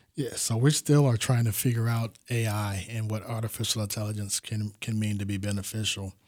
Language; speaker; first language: English; native; English